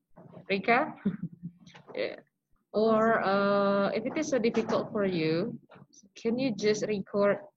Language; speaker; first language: English; non-native, local second language; Indonesian